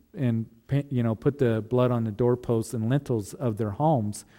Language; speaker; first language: English; native; English